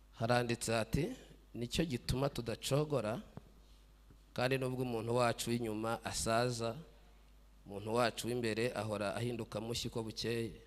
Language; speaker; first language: Kinyarwanda; native; Kinyarwanda